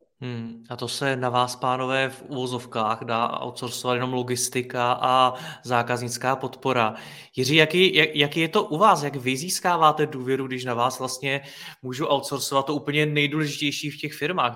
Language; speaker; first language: Czech; native; Czech